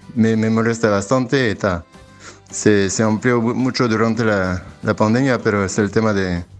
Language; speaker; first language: Spanish; non-native, fluent; French